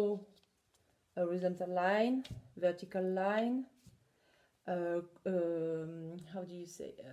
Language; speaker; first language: English; non-native, learner; French